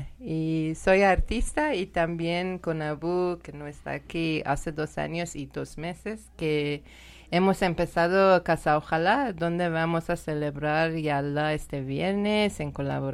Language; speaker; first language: Spanish; non-native, learner; Persian